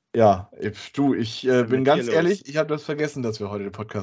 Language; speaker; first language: German; native; German